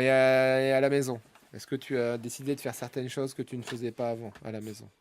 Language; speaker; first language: French; native; French